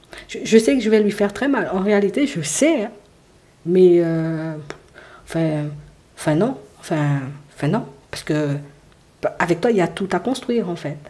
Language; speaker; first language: French; native; French